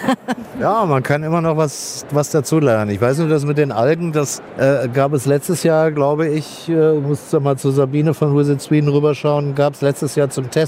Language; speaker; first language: German; native; German